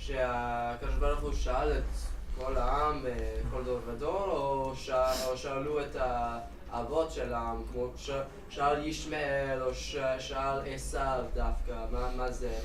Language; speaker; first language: Hebrew; non-native, learner; English